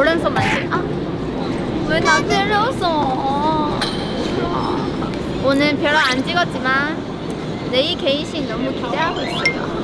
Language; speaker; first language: Korean; non-native, fluent; Chinese